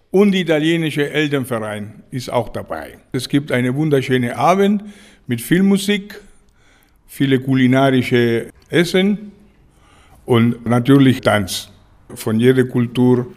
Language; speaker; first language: German; non-native, fluent; Italian